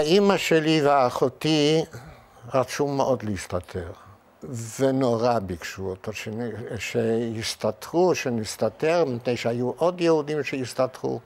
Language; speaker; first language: Hebrew; non-native, fluent; Yiddish